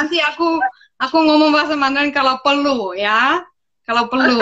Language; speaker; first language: Indonesian; non-native, fluent; English